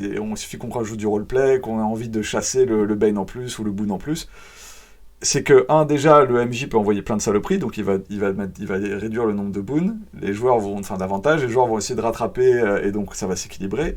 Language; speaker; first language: French; native; French